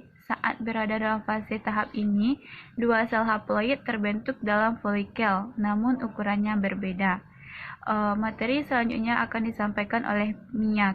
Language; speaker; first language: Indonesian; native; Indonesian